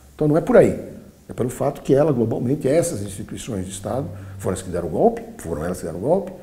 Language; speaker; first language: Portuguese; early bilingual, other home language; Polish